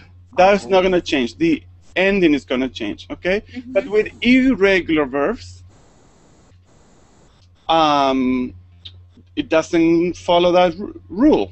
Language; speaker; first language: English; non-native, fluent; Spanish